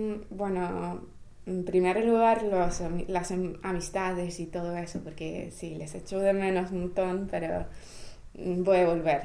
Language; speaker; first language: Spanish; non-native, fluent; English